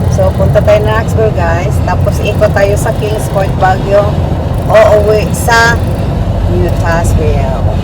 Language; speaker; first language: Filipino; non-native, local second language; Cebuano